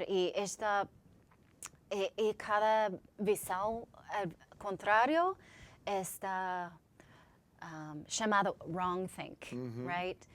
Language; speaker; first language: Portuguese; non-native, learner; English